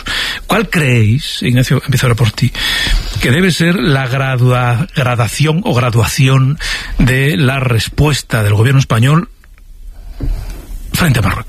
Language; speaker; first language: Spanish; native; Spanish